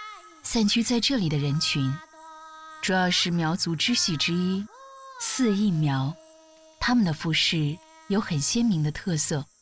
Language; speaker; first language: Chinese; native; Chinese